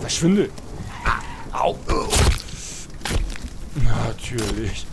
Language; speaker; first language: German; native; German